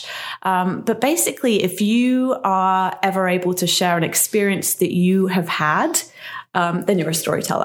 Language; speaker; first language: English; native; English